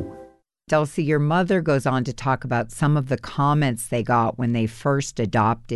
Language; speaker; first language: English; native; English